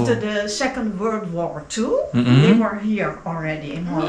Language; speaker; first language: English; non-native, learner; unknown